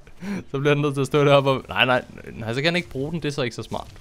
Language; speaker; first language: Danish; native; Danish